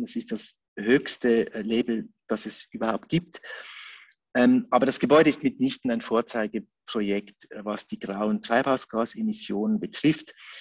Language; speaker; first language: German; native; German